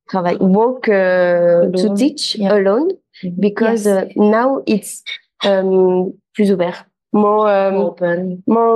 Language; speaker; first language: English; non-native, local second language; French